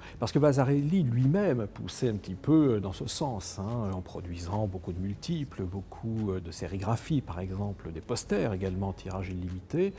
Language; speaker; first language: French; native; French